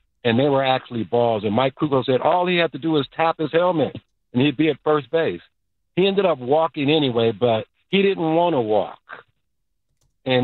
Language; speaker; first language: English; native; English